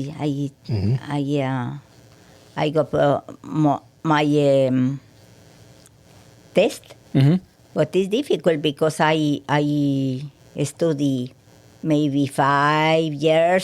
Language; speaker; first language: English; non-native, learner; Spanish